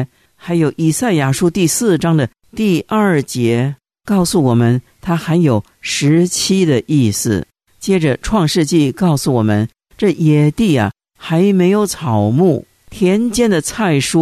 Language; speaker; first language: Chinese; native; Chinese